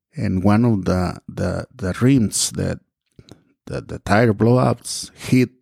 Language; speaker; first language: English; non-native, learner; Spanish